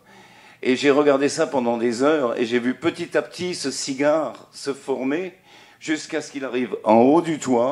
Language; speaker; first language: French; native; French